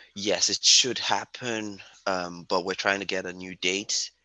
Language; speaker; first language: English; non-native, local second language; Yoruba